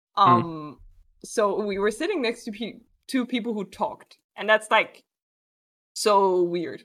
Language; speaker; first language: English; non-native, fluent; Danish